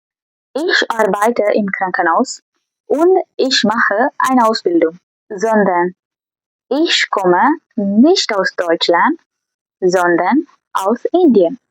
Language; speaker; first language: German; non-native, learner; Tamil